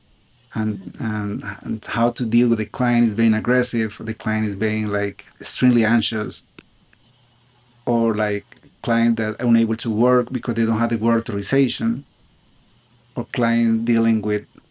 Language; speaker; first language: English; non-native, fluent; Spanish